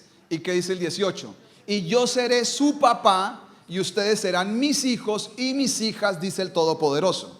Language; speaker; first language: Spanish; native; Spanish